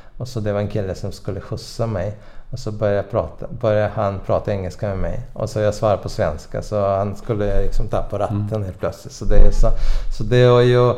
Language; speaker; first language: Swedish; non-native, fluent; Russian